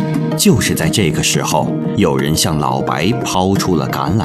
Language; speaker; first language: Chinese; native; Chinese